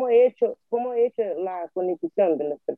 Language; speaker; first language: Spanish; non-native, learner; Portuguese